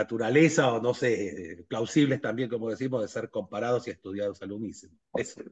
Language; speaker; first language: Spanish; native; Spanish